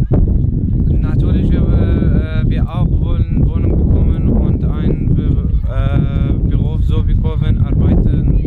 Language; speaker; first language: German; non-native, learner; Kurdish